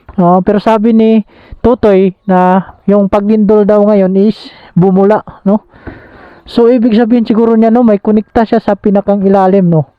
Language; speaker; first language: Filipino; non-native, local second language; Waray